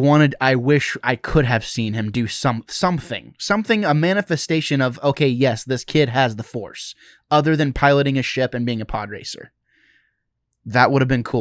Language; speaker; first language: English; native; English